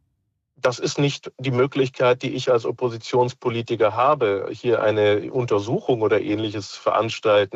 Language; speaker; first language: German; native; German